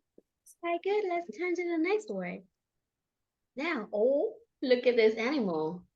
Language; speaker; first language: English; non-native, fluent; Vietnamese